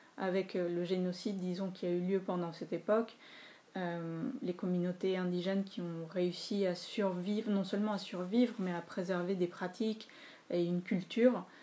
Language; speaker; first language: French; non-native, fluent; Spanish